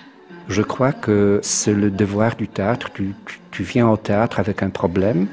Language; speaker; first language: French; non-native, fluent; Polish